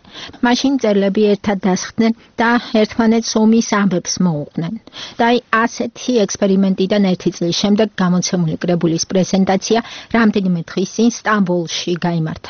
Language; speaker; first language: Georgian; native; Georgian